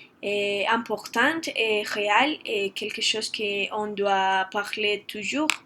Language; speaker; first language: French; non-native, learner; Spanish